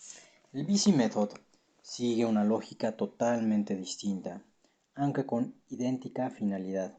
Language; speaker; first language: Spanish; native; Spanish